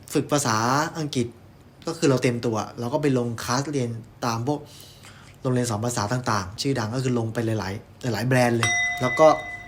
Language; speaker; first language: Thai; native; Thai